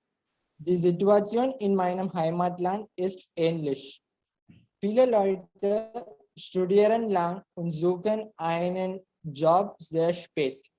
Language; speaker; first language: German; non-native, learner; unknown